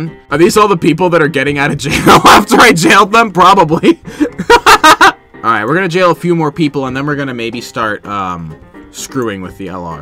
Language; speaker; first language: English; native; English